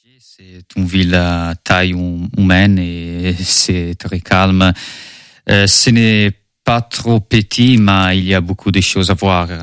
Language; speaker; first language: French; non-native, learner; Italian